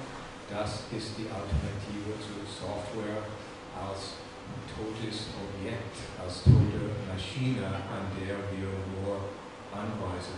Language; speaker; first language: German; non-native, fluent; English